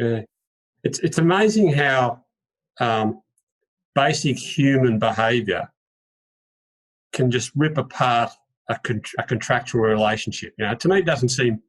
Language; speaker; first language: English; native; English